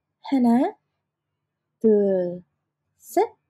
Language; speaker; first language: Korean; non-native, fluent; Indonesian